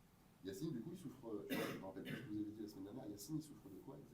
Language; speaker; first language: French; native; French